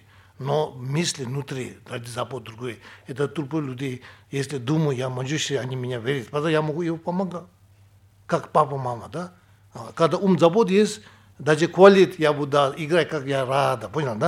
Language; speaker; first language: Russian; non-native, learner; Tibetan